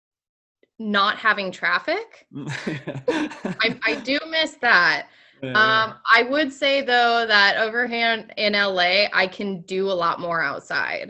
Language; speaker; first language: English; native; English